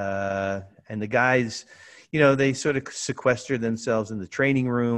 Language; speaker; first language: English; native; English